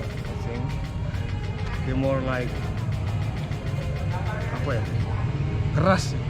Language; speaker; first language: English; non-native, fluent; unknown